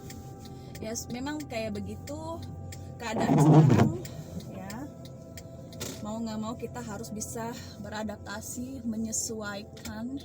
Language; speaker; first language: Indonesian; native; Indonesian